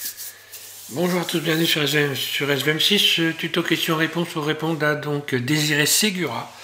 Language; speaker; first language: French; native; French